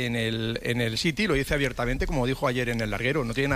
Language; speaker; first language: Spanish; native; Spanish